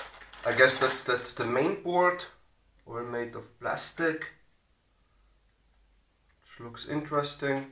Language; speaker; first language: English; non-native, fluent; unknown